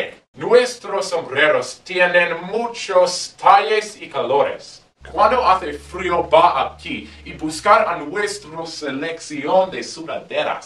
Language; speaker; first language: Spanish; non-native, learner; English